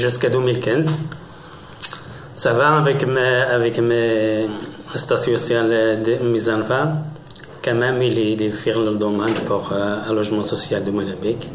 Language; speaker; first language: French; non-native, learner; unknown